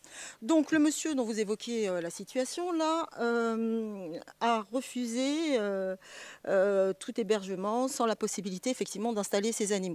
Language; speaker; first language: French; native; French